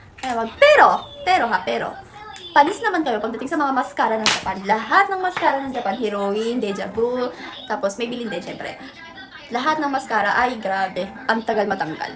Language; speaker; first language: Filipino; native; Filipino